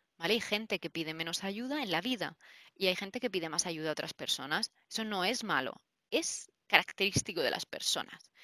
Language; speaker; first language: Spanish; native; Spanish